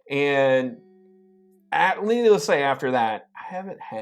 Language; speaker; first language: English; native; English